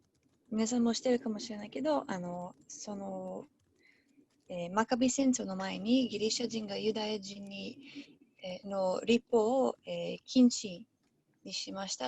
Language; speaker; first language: Japanese; non-native, learner; English